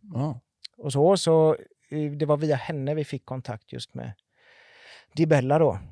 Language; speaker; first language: Swedish; native; Swedish